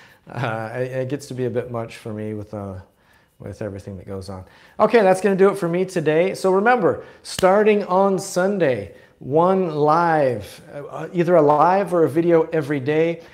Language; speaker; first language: English; native; English